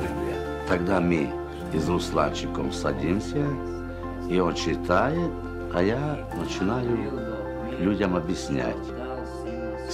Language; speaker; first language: Russian; non-native, local second language; Romany